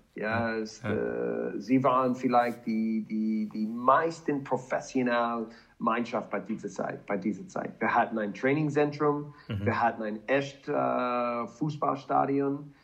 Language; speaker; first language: German; non-native, learner; English